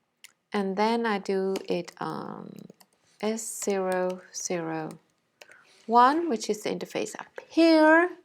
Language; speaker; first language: English; non-native, fluent; Danish